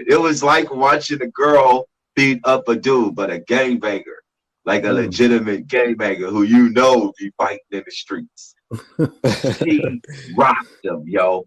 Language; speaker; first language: English; native; English